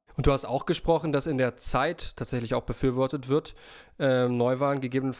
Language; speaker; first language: German; native; German